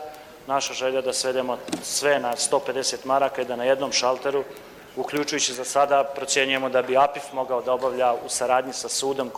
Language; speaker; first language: Croatian; native; Croatian